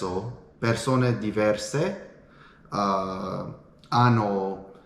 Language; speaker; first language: Italian; non-native, learner; English